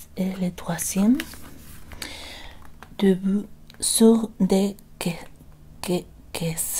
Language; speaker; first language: French; non-native, learner; Spanish